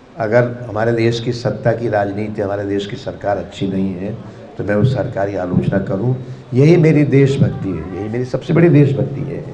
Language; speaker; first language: Hindi; native; Hindi